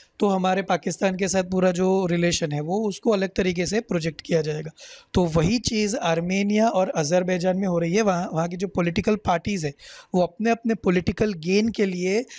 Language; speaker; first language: Hindi; native; Hindi